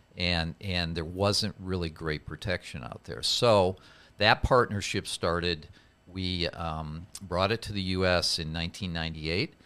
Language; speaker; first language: English; native; English